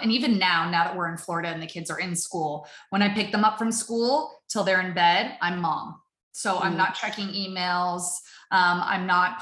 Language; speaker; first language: English; native; English